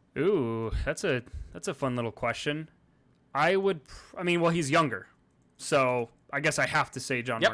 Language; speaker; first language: English; native; English